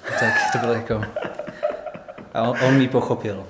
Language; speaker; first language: Czech; non-native, learner; English